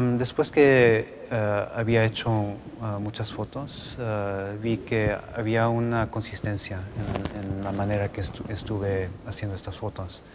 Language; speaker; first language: Spanish; non-native, local second language; English